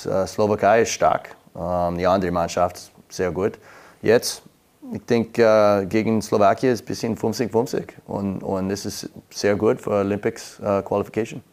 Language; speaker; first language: German; non-native, learner; English